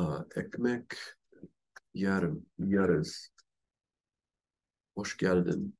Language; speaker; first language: Turkish; non-native, learner; English